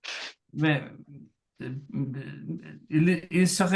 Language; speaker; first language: French; non-native, learner; English